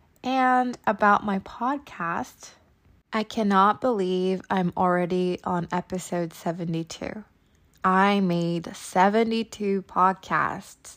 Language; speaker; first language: English; native; English